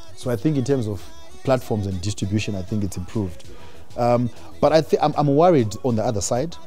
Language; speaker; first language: English; non-native, local second language; Shona